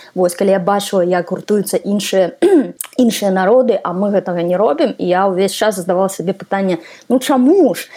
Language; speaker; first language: Belarusian; non-native, local second language; Russian